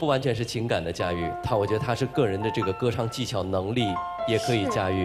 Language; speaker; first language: Chinese; native; Chinese